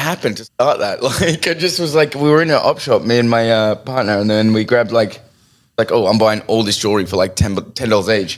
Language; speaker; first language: English; native; English